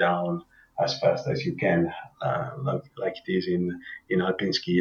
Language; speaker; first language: English; non-native, learner; Italian